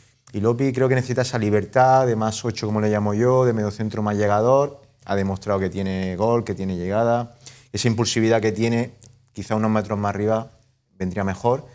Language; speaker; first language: Spanish; native; Spanish